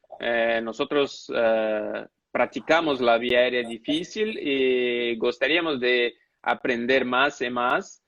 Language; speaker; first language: Spanish; non-native, fluent; Portuguese